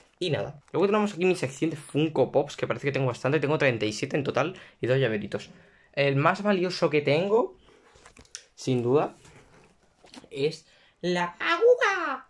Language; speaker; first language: Spanish; native; Spanish